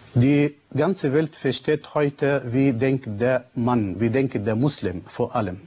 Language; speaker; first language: German; non-native, fluent; Arabic